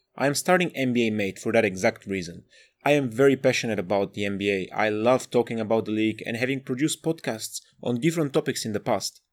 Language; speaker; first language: English; non-native, fluent; Bulgarian